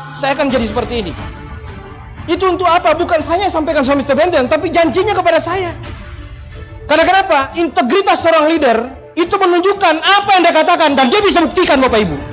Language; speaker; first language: Indonesian; non-native, local second language; Buginese